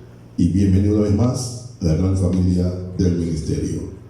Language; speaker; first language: Spanish; native; Spanish